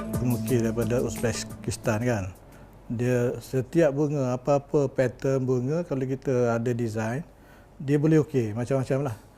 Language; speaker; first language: Malay; native; Malay